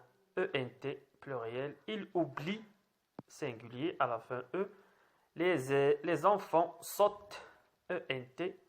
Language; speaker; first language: French; non-native, local second language; Arabic